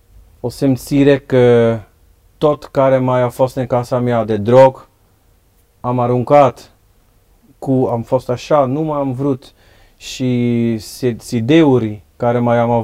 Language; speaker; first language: Romanian; non-native, learner; Dutch